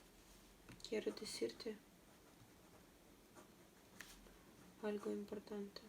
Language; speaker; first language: Spanish; non-native, learner; Russian